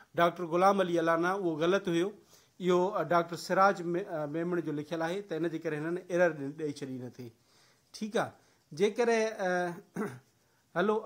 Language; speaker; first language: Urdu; non-native, local second language; Sindhi